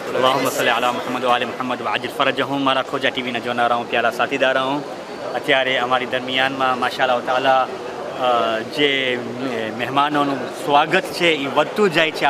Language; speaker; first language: Gujarati; early bilingual, heritage; Gujarati